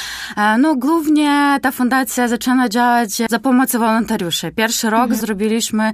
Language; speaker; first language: Polish; non-native, learner; Ukrainian